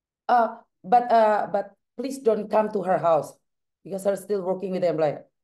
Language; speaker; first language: English; non-native, learner; Javanese